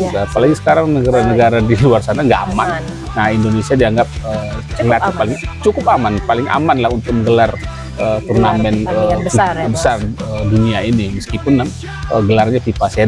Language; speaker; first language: Indonesian; native; Indonesian